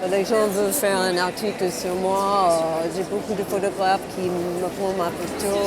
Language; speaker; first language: French; non-native, fluent; English